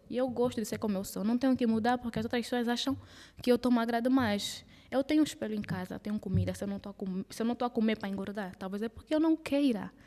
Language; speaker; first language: Portuguese; native; Portuguese